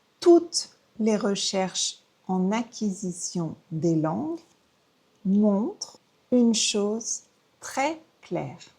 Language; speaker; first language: French; native; French